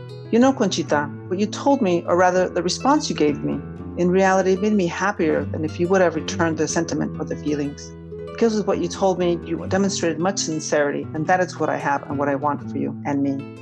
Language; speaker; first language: English; early bilingual, other home language; Spanish